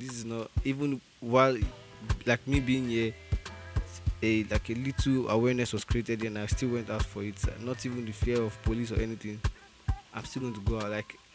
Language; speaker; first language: English; non-native, local second language; Yoruba